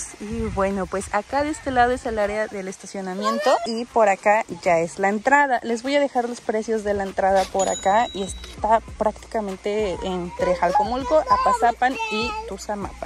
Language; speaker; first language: Spanish; native; Spanish